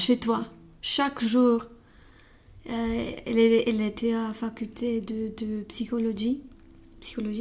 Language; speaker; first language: French; non-native, learner; Romanian